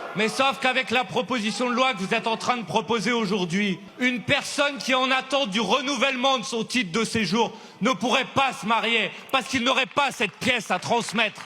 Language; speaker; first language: French; native; French